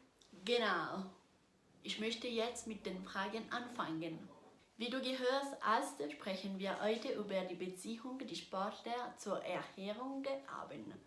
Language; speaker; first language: German; non-native, learner; Italian